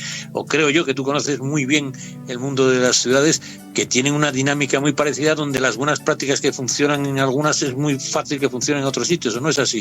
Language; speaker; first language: Spanish; native; Spanish